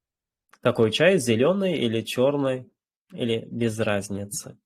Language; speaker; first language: Russian; non-native, fluent; Uzbek